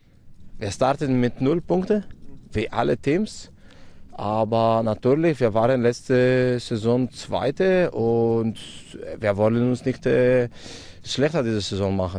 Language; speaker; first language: German; non-native, fluent; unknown